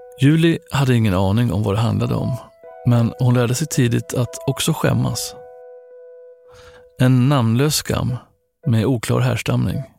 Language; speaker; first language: Swedish; native; Swedish